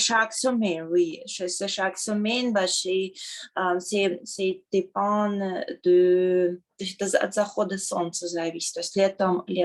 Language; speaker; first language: French; non-native, learner; Russian